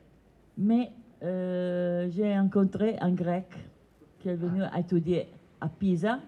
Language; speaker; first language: French; non-native, learner; Italian